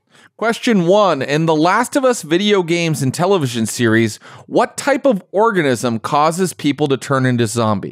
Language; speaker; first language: English; native; English